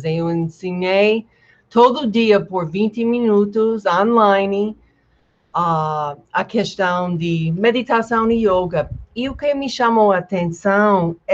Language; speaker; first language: Portuguese; non-native, fluent; English